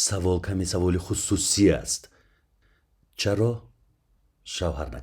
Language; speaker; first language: Persian; native; Persian